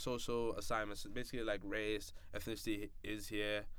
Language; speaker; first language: English; non-native, local second language; Yoruba